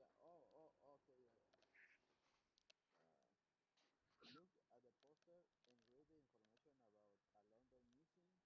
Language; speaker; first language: English; non-native, learner; Spanish